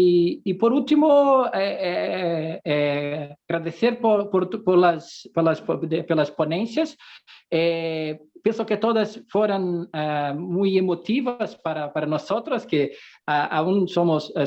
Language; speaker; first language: Spanish; non-native, fluent; Portuguese